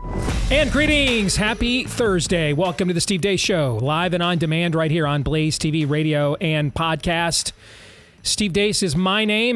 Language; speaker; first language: English; native; English